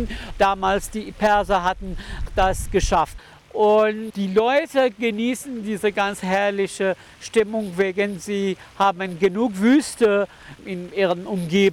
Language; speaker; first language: German; non-native, learner; Persian